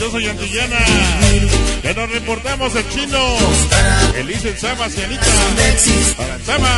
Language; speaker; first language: Spanish; native; Spanish